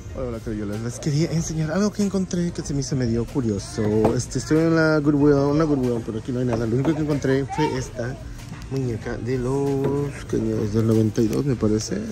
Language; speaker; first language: Spanish; native; Spanish